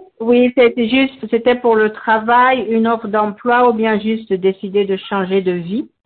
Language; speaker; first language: French; non-native, local second language; Bambara